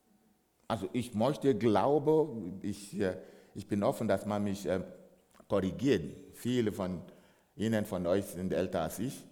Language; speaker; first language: German; non-native, fluent; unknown